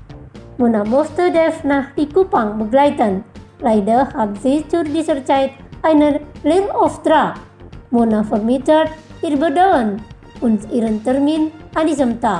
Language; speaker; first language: German; non-native, fluent; Indonesian